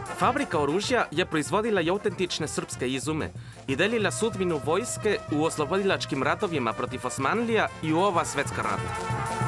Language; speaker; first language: Serbian; non-native, fluent; Spanish